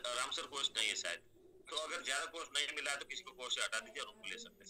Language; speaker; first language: Hindi; native; Hindi